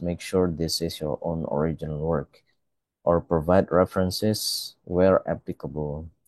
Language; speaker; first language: English; non-native, fluent; Indonesian